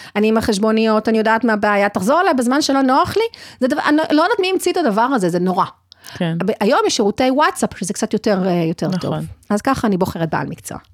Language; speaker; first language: Hebrew; early bilingual, other home language; English